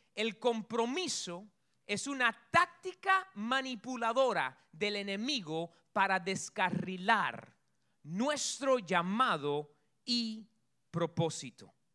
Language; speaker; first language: Spanish; early bilingual, heritage; Spanish